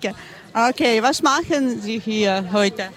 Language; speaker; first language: German; non-native, learner; Ukrainian